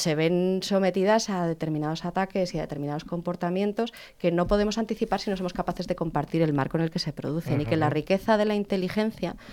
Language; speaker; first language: Spanish; native; Spanish